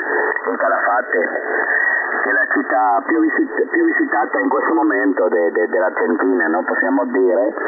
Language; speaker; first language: Italian; non-native, fluent; Spanish